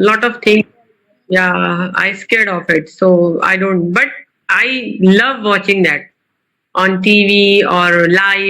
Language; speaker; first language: English; non-native, local second language; Urdu